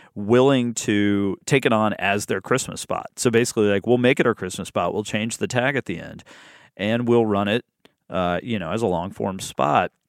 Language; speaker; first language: English; native; English